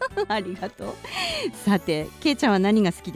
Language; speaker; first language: Japanese; native; Japanese